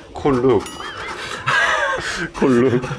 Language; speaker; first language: Thai; non-native, learner; Korean